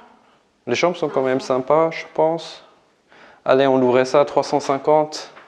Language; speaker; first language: French; native; French